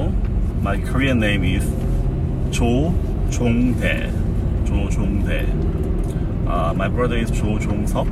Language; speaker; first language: English; non-native, fluent; Korean